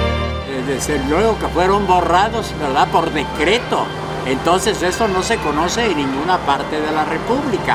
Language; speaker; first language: Spanish; native; Spanish